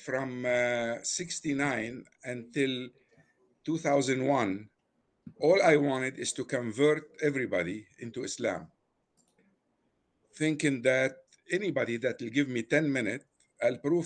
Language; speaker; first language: English; non-native, fluent; Arabic